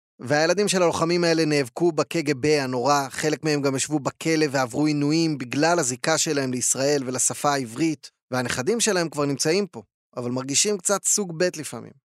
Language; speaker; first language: Hebrew; native; Hebrew